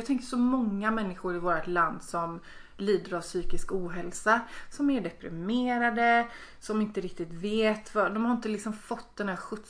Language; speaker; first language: Swedish; native; Swedish